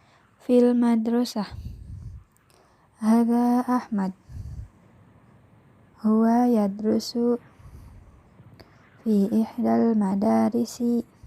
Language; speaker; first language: Arabic; non-native, fluent; Indonesian